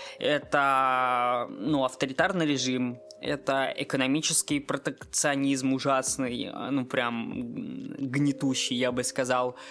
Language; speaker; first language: Russian; native; Russian